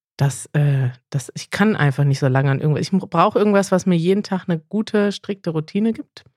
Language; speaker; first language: German; native; German